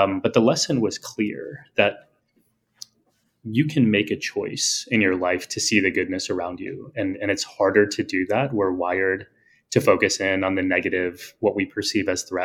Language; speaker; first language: English; native; English